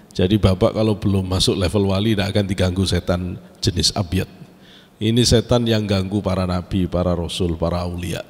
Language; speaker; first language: Indonesian; native; Indonesian